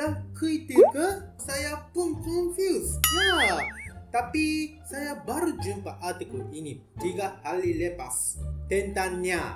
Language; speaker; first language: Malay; non-native, learner; Japanese